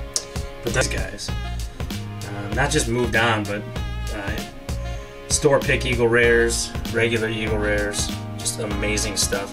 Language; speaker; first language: English; native; English